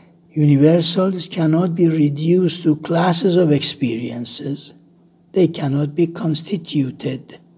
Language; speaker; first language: English; non-native, fluent; Persian